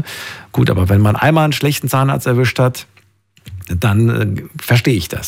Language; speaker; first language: German; native; German